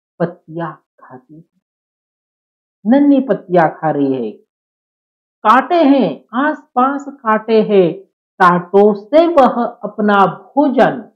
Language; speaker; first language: Hindi; non-native, local second language; Marathi